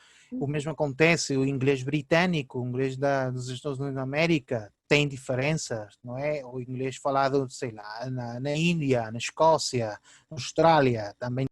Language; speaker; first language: Portuguese; early bilingual, heritage; Portuguese